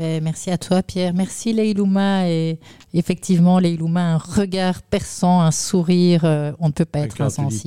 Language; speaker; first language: French; native; French